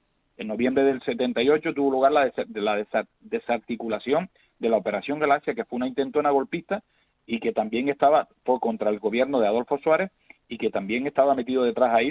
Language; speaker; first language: Spanish; native; Spanish